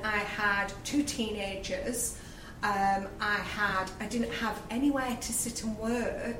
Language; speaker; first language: English; native; English